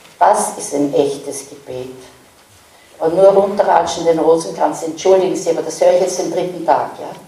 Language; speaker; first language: German; native; German